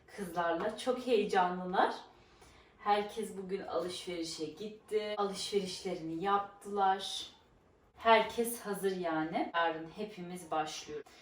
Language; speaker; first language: Turkish; early bilingual, heritage; Turkish